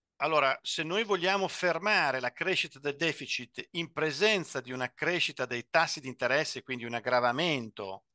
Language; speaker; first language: Italian; native; Italian